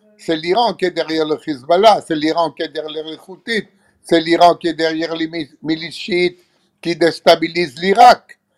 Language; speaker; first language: French; non-native, fluent; Hebrew